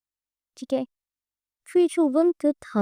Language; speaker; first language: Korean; non-native, learner; Hindi